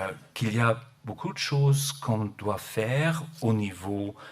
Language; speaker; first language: French; non-native, learner; German